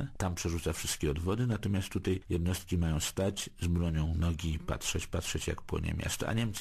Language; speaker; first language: Polish; native; Polish